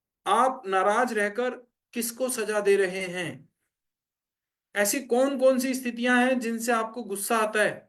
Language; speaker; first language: Hindi; native; Hindi